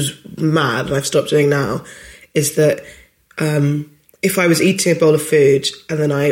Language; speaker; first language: English; native; English